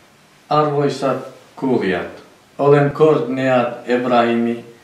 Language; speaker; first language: Finnish; non-native, fluent; Central Kurdish